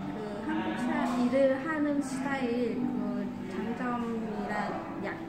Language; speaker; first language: Korean; non-native, learner; Vietnamese